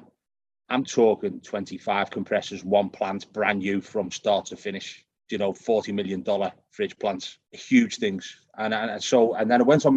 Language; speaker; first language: English; native; English